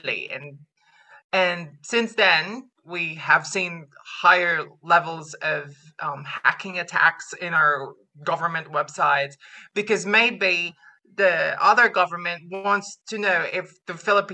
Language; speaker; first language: English; non-native, local second language; Filipino